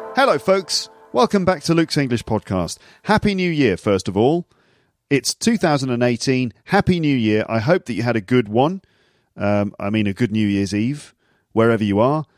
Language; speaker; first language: English; native; English